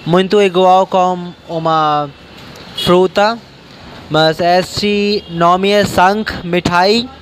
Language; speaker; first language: Portuguese; non-native, learner; Hindi